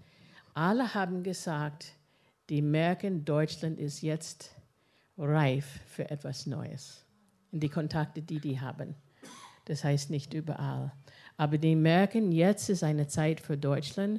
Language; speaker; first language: German; non-native, fluent; English